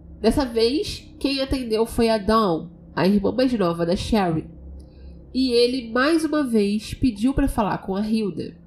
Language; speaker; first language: Portuguese; native; Portuguese